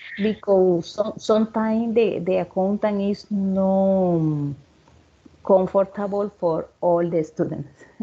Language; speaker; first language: English; non-native, learner; Spanish